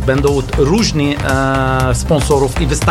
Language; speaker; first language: Polish; non-native, learner; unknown